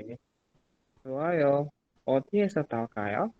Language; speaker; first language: Korean; non-native, learner; Indonesian